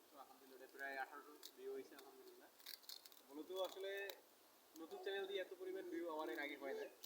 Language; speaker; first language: Bangla; native; Bangla